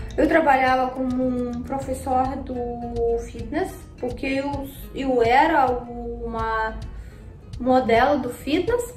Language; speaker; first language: Portuguese; non-native, learner; Russian